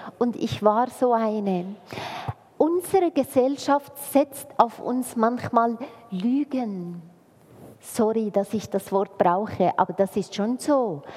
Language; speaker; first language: German; non-native, fluent; Arabic